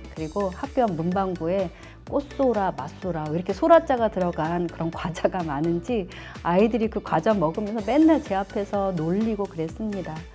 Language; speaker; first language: Korean; native; Korean